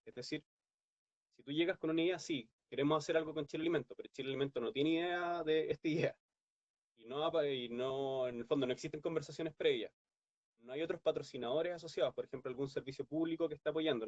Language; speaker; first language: Spanish; native; Spanish